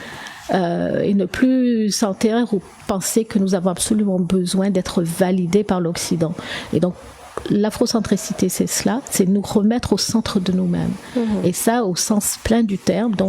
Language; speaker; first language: French; native; French